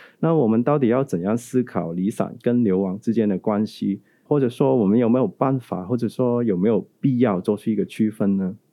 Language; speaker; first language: Chinese; native; Chinese